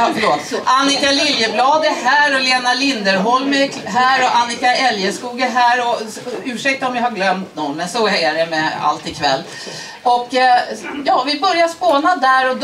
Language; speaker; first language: Swedish; native; Swedish